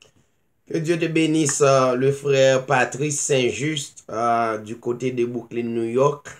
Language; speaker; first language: French; non-native, local second language; Haitian Creole